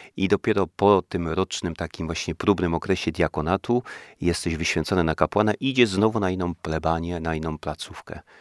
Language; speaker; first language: Polish; native; Polish